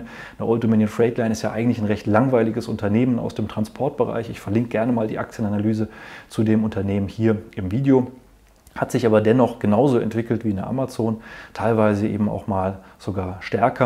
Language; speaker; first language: German; native; German